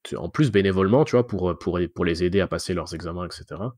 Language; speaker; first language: French; native; French